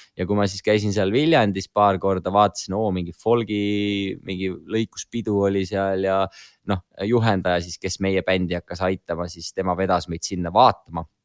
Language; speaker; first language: Estonian; native; Estonian